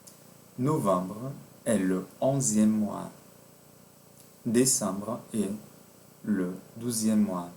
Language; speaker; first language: French; non-native, fluent; Portuguese